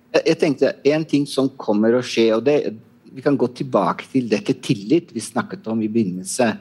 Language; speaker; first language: Norwegian; non-native, fluent; Italian